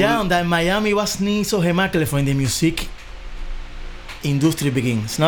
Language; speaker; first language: Dutch; non-native, learner; Spanish